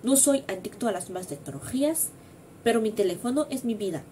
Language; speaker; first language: Spanish; non-native, learner; French